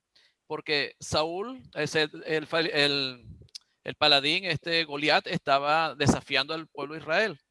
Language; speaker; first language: Spanish; native; Spanish